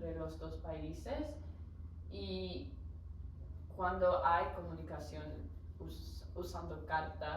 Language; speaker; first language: Spanish; non-native, learner; English